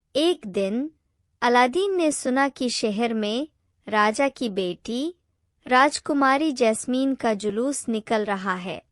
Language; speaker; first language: Hindi; native; Hindi